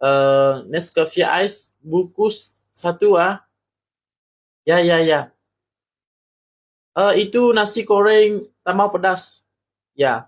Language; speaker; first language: Indonesian; non-native, learner; Burmese